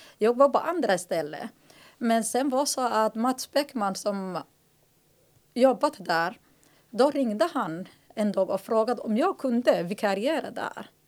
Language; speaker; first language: Swedish; non-native, fluent; Somali